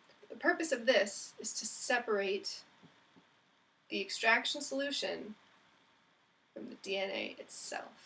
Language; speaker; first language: English; native; English